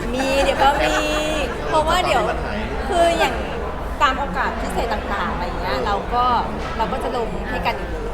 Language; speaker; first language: Thai; native; Thai